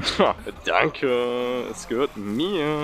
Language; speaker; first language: German; native; German